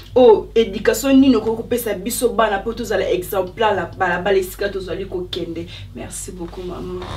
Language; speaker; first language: Lingala; native; Lingala